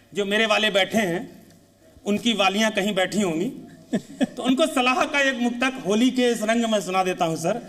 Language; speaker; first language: Hindi; native; Hindi